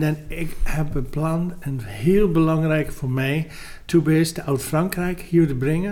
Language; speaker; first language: Dutch; non-native, fluent; English